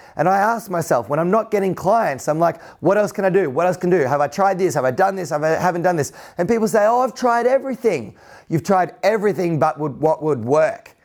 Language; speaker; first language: English; native; English